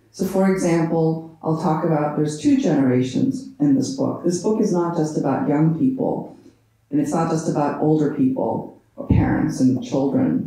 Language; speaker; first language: English; native; English